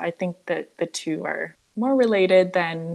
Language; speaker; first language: English; native; English